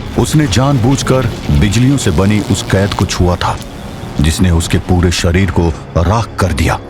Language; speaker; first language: Hindi; native; Hindi